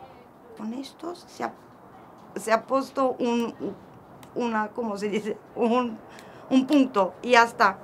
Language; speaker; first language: Spanish; non-native, learner; Romanian